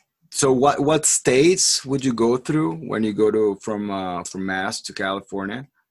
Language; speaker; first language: English; non-native, fluent; Spanish